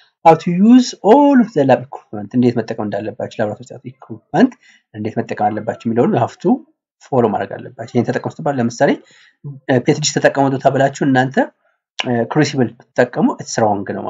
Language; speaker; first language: English; non-native, local second language; Amharic